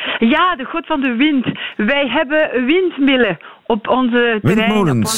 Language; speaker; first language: Dutch; non-native, learner; French